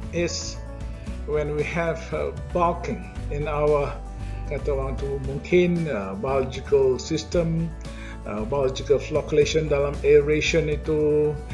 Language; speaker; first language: English; non-native, local second language; Malay